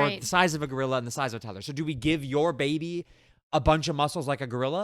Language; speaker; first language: English; native; English